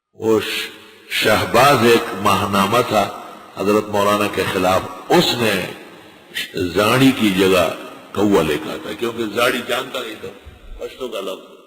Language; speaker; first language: Urdu; non-native, local second language; Pashto